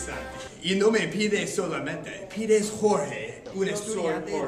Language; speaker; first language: Spanish; non-native, learner; English